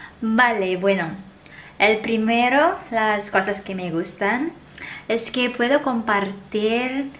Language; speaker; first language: Spanish; non-native, fluent; Indonesian